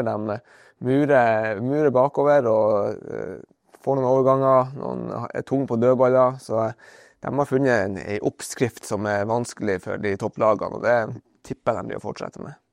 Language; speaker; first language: Norwegian; native; Norwegian